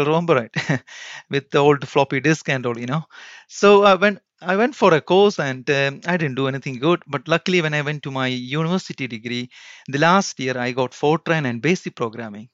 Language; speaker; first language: English; non-native, local second language; Malayalam